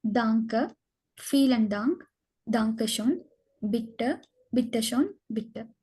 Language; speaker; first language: German; non-native, learner; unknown